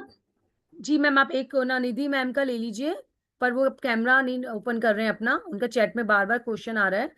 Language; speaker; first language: Hindi; native; Hindi